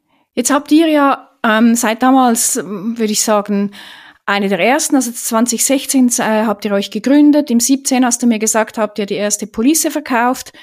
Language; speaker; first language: German; native; German